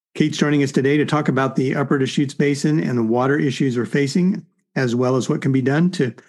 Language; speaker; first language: English; native; English